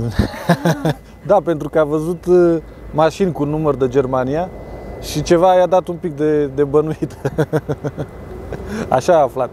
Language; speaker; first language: Romanian; native; Romanian